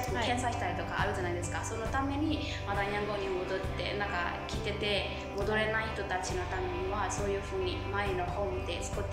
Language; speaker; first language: Japanese; non-native, fluent; Burmese